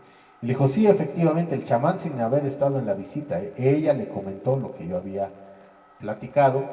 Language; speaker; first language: Spanish; native; Spanish